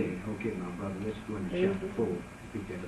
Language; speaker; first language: English; native; English